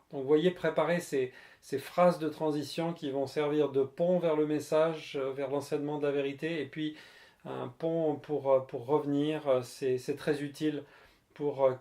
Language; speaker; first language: French; native; French